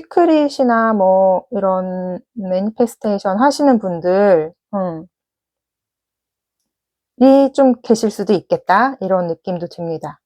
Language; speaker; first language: Korean; native; Korean